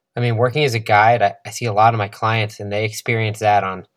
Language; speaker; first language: English; native; English